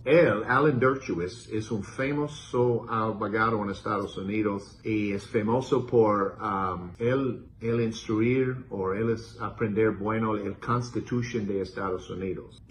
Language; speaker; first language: Spanish; non-native, learner; English